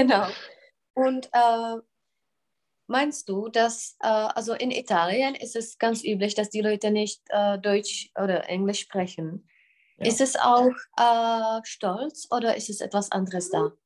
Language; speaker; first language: German; non-native, fluent; Czech